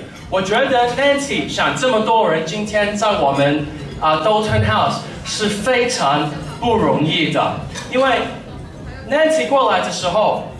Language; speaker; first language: Chinese; early bilingual, heritage; English